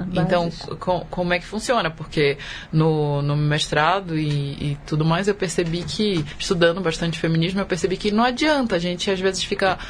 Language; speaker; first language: Portuguese; native; Portuguese